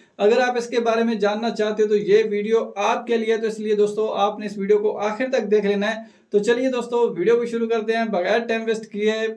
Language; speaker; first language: Urdu; native; Urdu